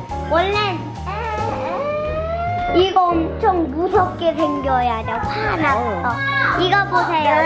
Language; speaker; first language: Korean; early bilingual, heritage; Korean